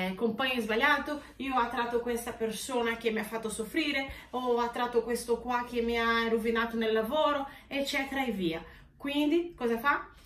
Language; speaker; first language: Italian; non-native, fluent; Portuguese